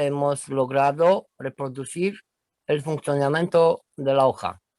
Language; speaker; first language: Spanish; non-native, learner; Romanian